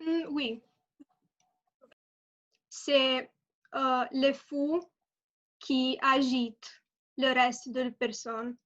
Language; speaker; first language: French; non-native, learner; Romanian